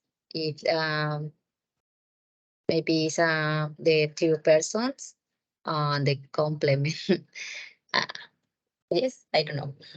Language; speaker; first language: English; non-native, learner; Spanish